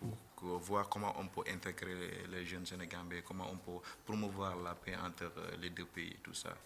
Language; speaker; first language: French; non-native, fluent; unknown